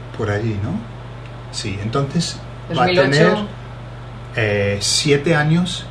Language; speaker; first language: Spanish; non-native, fluent; English